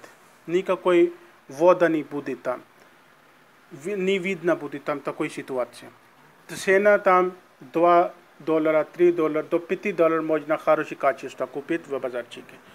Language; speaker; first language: Russian; non-native, learner; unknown